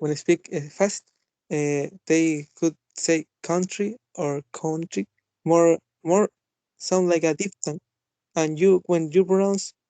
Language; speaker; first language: English; non-native, fluent; Spanish